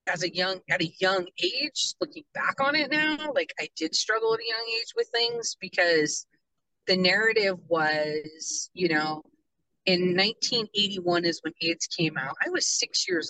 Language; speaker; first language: English; native; English